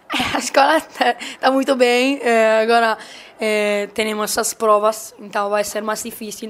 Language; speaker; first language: Portuguese; non-native, learner; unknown